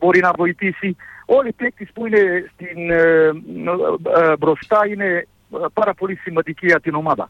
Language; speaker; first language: Greek; non-native, fluent; Serbian